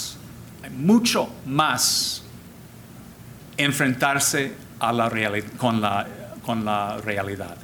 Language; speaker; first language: Spanish; non-native, fluent; English